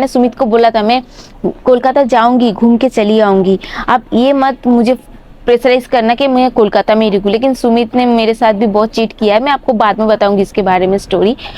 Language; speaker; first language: Hindi; non-native, local second language; Bangla